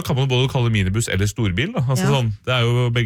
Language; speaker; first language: Norwegian; native; Norwegian